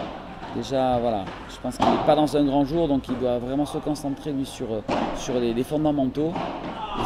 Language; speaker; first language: French; native; French